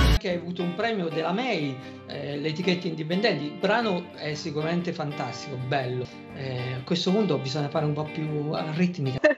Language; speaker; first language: Italian; native; Italian